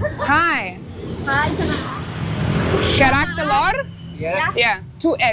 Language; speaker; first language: English; non-native, learner; Lithuanian